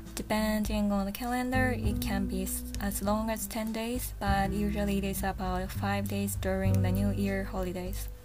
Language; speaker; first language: English; non-native, fluent; Japanese